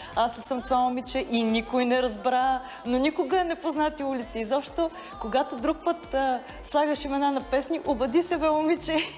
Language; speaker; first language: Bulgarian; native; Bulgarian